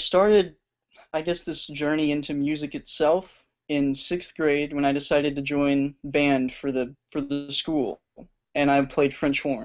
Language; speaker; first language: English; native; English